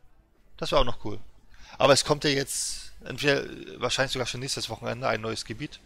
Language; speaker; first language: German; native; German